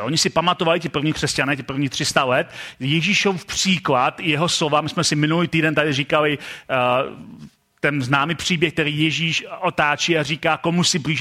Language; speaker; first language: Czech; native; Czech